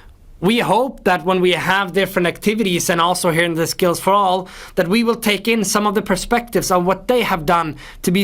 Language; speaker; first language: English; non-native, fluent; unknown